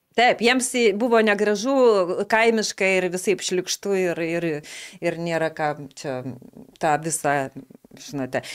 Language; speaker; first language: Lithuanian; native; Lithuanian